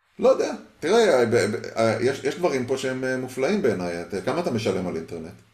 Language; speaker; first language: Hebrew; early bilingual, heritage; Hebrew